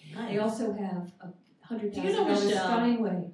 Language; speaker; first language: English; native; English